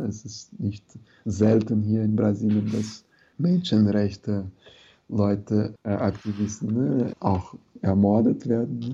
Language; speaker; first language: German; non-native, fluent; Portuguese